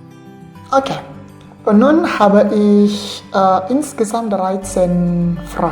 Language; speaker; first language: German; non-native, fluent; Indonesian